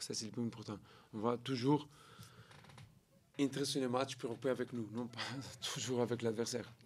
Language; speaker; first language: French; non-native, learner; Portuguese